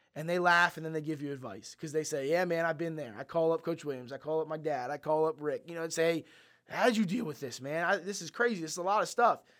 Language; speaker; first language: English; native; English